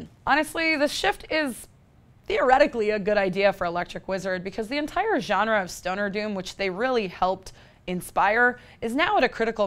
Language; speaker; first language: English; native; English